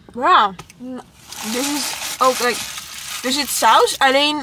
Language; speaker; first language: Dutch; non-native, learner; Italian